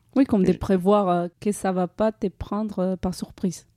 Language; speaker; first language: French; non-native, fluent; Spanish